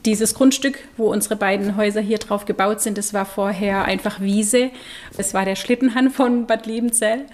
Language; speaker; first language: German; native; German